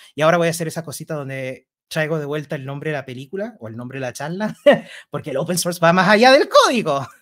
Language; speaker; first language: Spanish; native; Spanish